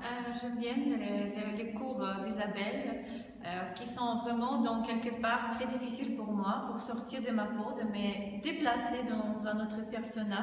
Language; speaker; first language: French; non-native, fluent; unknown